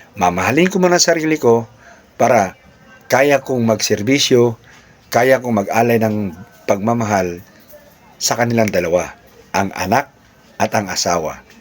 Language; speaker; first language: Filipino; native; Filipino